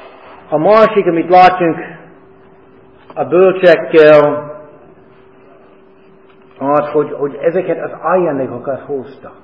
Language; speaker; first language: Hungarian; non-native, fluent; English